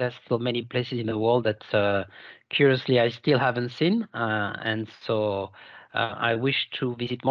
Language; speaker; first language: English; non-native, fluent; French